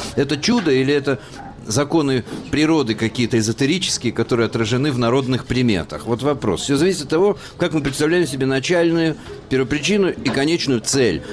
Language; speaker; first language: Russian; native; Russian